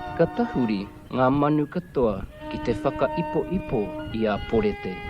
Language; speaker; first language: Māori; native; Māori